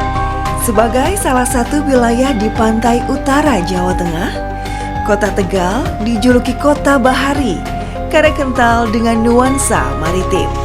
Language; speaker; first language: Indonesian; native; Indonesian